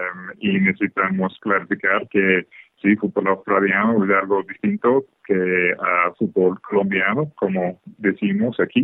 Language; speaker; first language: Spanish; non-native, fluent; English